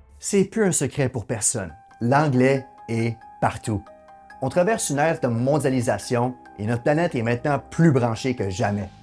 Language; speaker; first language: French; native; French